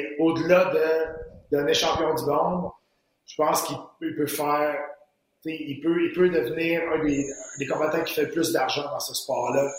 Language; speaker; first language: French; native; French